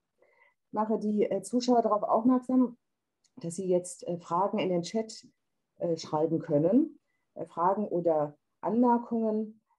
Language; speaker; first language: German; native; German